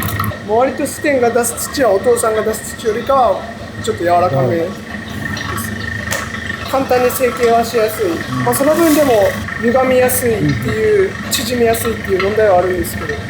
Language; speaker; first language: Japanese; native; Japanese